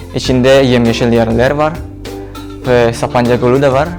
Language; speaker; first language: Turkish; non-native, learner; Indonesian